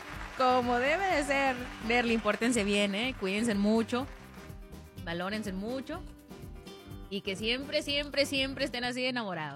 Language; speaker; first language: Spanish; native; Spanish